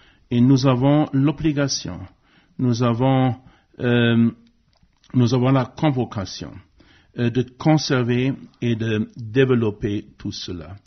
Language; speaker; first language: French; non-native, fluent; German